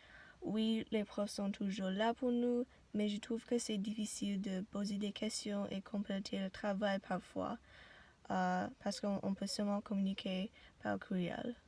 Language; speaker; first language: French; non-native, learner; English